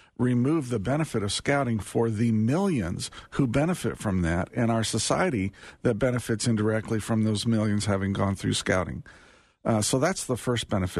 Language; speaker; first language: English; native; English